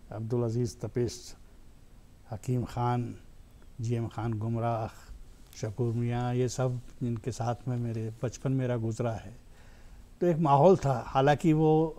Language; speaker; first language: Hindi; native; Hindi